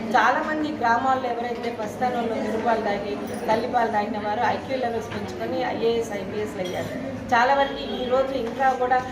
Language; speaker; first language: Telugu; native; Telugu